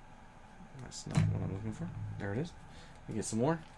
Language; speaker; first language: English; native; English